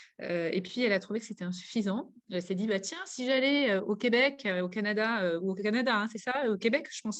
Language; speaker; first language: French; native; French